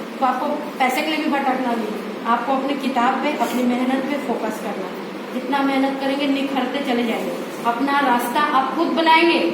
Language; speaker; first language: Hindi; non-native, local second language; Chhattisgarhi